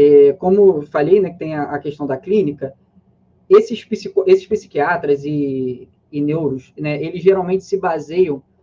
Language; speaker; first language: Portuguese; native; Portuguese